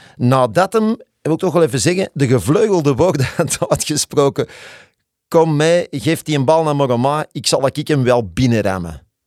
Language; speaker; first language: Dutch; native; Dutch